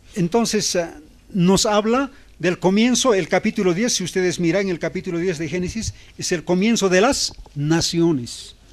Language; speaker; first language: Spanish; non-native, local second language; Aymara